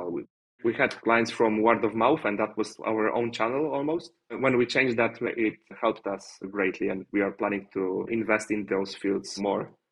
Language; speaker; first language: English; non-native, fluent; Polish